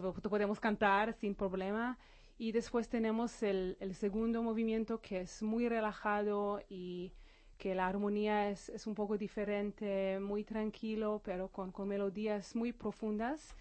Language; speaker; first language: Spanish; non-native, fluent; Hebrew